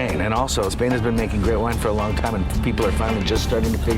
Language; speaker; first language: English; native; English